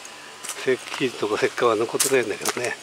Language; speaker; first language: Japanese; native; Japanese